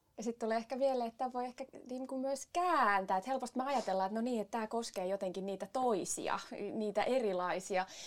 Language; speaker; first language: Finnish; early bilingual, other home language; Spanish